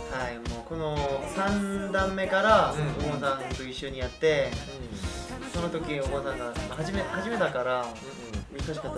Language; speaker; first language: Japanese; non-native, learner; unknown